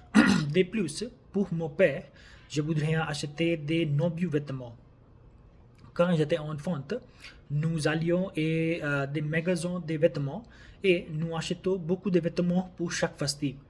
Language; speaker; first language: French; non-native, learner; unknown